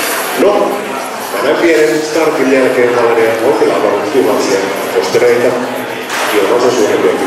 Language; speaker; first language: Finnish; native; Finnish